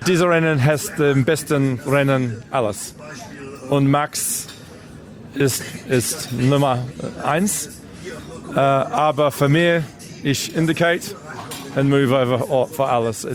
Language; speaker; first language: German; non-native, learner; English